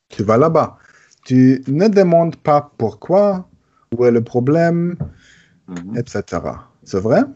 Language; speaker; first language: French; non-native, learner; German